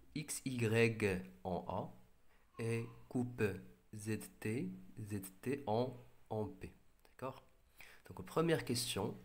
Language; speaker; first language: French; non-native, local second language; Arabic